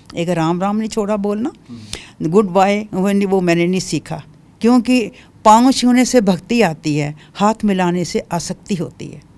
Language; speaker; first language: Hindi; non-native, local second language; Dogri